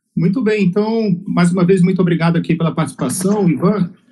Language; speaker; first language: Portuguese; native; Portuguese